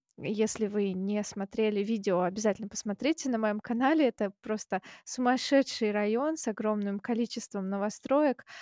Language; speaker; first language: Russian; native; Russian